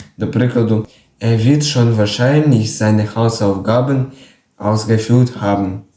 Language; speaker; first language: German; non-native, learner; Ukrainian